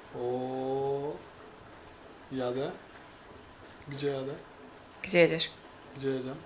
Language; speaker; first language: Polish; non-native, learner; Turkish